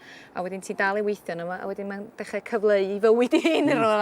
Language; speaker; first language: Welsh; native; Welsh